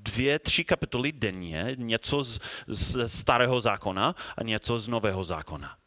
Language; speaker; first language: Czech; non-native, learner; English